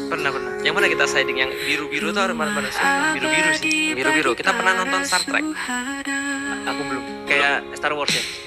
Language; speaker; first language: Indonesian; native; Indonesian